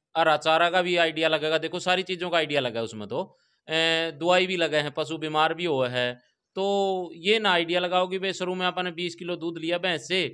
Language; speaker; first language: Hindi; native; Hindi